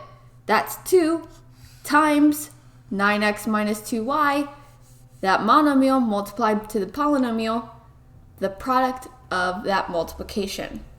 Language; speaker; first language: English; native; English